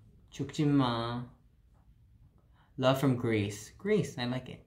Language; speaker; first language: English; early bilingual, other home language; Korean